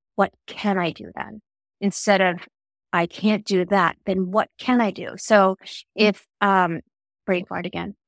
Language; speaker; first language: English; early bilingual, other home language; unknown